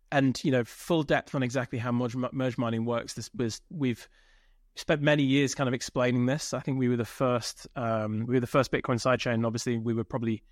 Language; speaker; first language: English; native; English